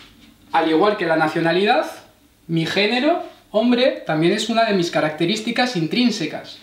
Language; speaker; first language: Spanish; non-native, fluent; French